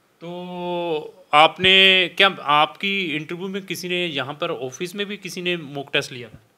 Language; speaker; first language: Hindi; non-native, local second language; Punjabi